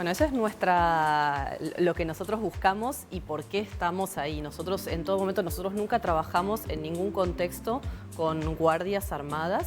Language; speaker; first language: Spanish; native; Spanish